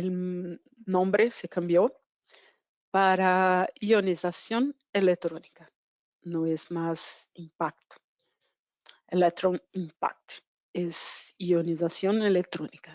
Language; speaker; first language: Spanish; non-native, fluent; Portuguese